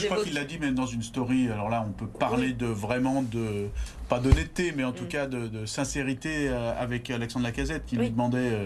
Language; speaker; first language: French; native; French